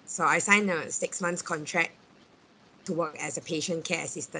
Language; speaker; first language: English; non-native, local second language; Cantonese